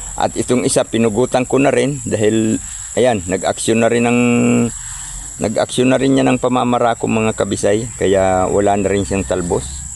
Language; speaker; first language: Filipino; non-native, local second language; Cebuano